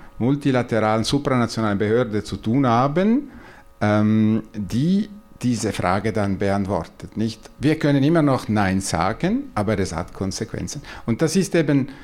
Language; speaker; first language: German; non-native, local second language; Italian